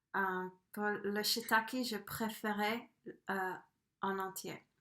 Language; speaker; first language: French; non-native, fluent; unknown